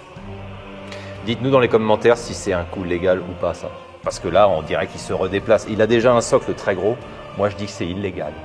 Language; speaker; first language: French; native; French